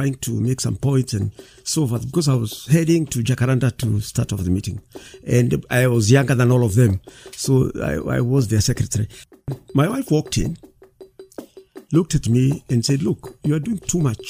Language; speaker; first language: English; non-native, local second language; Kikuyu